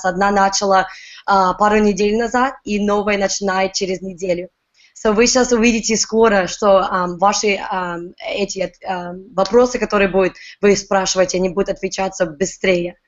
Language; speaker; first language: Russian; early bilingual, heritage; Russian